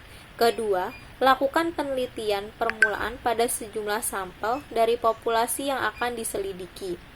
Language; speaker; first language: Indonesian; native; Indonesian